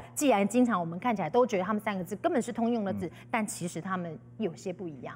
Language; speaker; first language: Chinese; native; Chinese